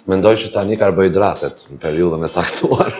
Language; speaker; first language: Albanian; native; Albanian